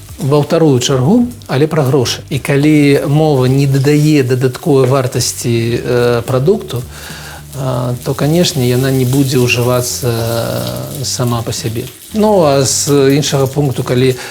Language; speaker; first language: Belarusian; non-native, local second language; Russian